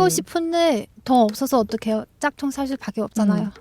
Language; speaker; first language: Korean; non-native, fluent; Chinese